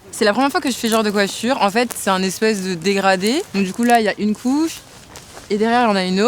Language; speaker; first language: French; native; French